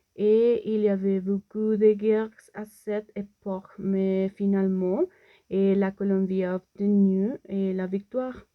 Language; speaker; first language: French; non-native, learner; Spanish